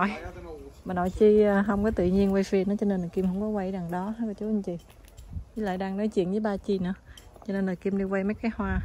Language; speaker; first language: Vietnamese; native; Vietnamese